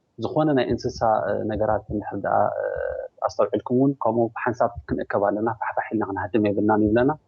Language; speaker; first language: Tigrinya; native; Tigrinya